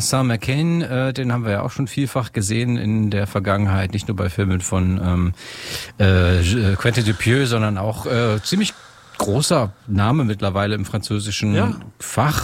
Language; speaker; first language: German; native; German